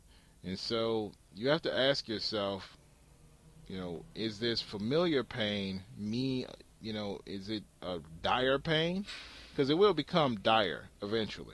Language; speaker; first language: English; native; English